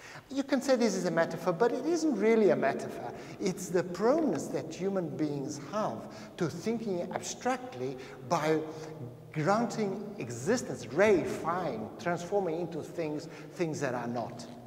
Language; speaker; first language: English; non-native, fluent; Portuguese